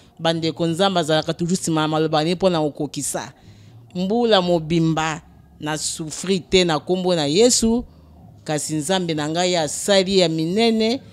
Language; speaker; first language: Lingala; native; Lingala